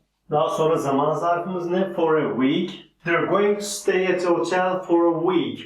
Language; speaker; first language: English; non-native, fluent; Turkish